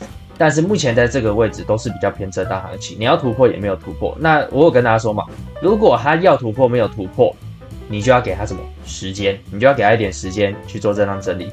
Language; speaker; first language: Chinese; native; Chinese